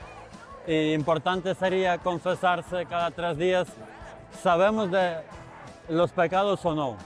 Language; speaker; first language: Spanish; non-native, fluent; Ukrainian